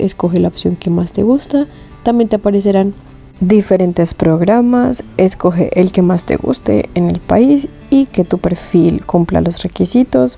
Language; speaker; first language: Spanish; native; Spanish